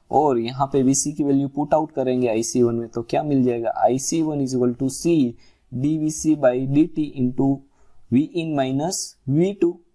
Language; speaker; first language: Hindi; non-native, local second language; Gujarati